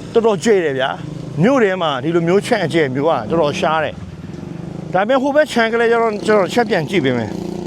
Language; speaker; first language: Burmese; native; Burmese